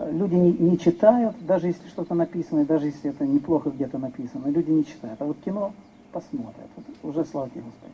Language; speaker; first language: Russian; native; Russian